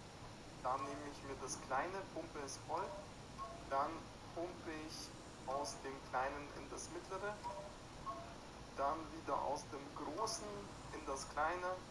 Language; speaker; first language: German; native; German